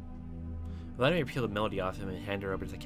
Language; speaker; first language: English; native; English